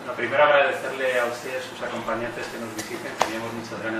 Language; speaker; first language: Spanish; native; Spanish